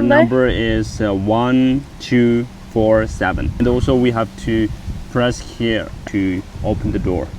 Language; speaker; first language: English; non-native, learner; Chinese